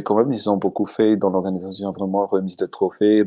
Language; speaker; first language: French; non-native, local second language; Malagasy